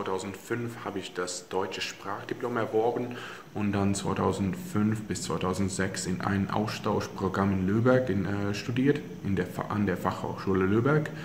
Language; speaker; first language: German; non-native, fluent; Latvian